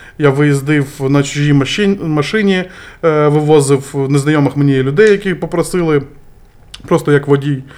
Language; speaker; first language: Ukrainian; native; Ukrainian